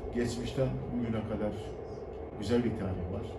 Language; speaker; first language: Turkish; early bilingual, heritage; Turkish